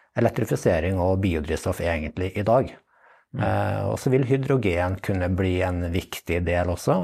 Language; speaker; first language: Norwegian; native; Norwegian